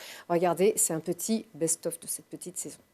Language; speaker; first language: French; native; French